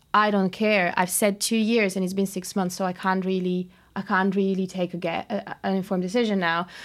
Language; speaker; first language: English; non-native, fluent; Bulgarian